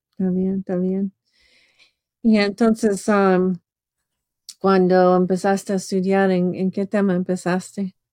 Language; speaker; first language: Spanish; early bilingual, heritage; Spanish